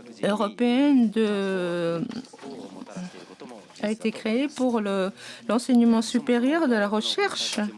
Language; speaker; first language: French; non-native, fluent; Japanese